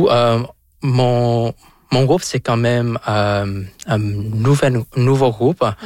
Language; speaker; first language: French; non-native, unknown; Vietnamese